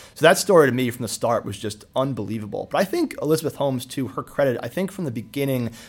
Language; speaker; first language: English; native; English